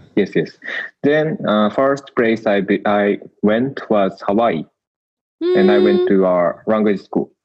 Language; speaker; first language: English; non-native, learner; Japanese